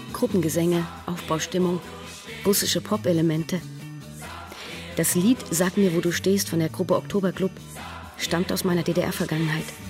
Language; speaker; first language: German; native; German